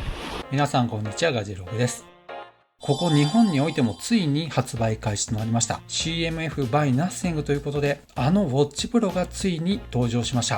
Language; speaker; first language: Japanese; native; Japanese